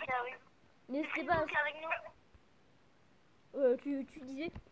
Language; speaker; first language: French; native; French